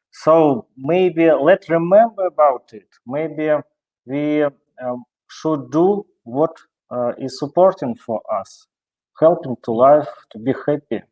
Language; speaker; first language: English; non-native, learner; Russian